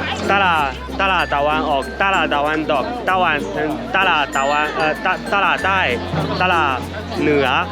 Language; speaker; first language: Thai; non-native, learner; Chinese